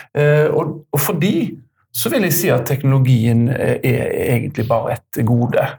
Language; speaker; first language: Norwegian; native; Norwegian